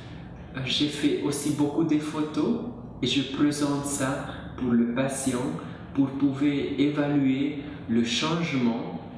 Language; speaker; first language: French; non-native, fluent; Hungarian